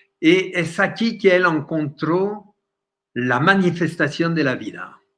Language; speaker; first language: Spanish; non-native, fluent; French